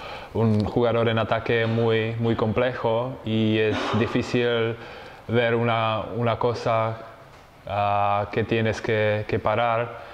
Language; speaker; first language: Spanish; non-native, fluent; Czech